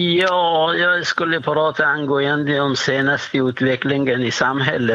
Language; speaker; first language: Swedish; non-native, fluent; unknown